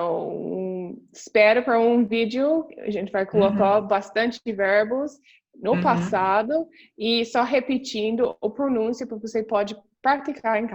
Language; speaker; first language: Portuguese; non-native, fluent; English